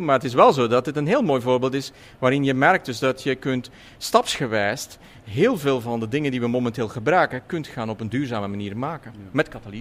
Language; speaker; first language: Dutch; native; Dutch